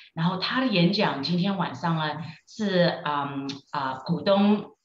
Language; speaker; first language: Chinese; early bilingual, heritage; Chinese